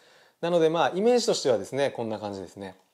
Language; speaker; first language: Japanese; native; Japanese